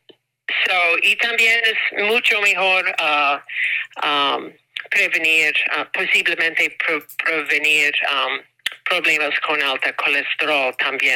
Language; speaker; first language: Spanish; non-native, learner; English